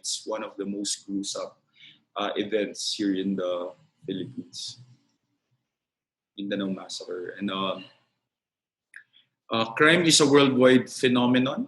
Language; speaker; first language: English; non-native, local second language; Filipino